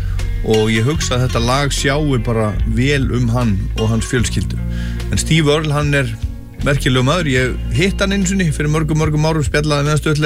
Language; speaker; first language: Icelandic; native; Icelandic